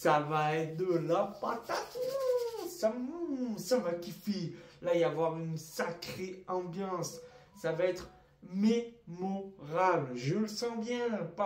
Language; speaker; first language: French; native; French